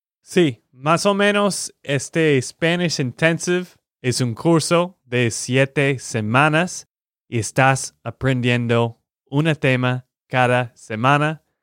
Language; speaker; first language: Spanish; non-native, learner; English